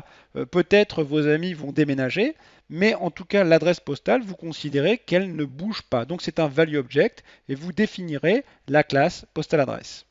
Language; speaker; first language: French; native; French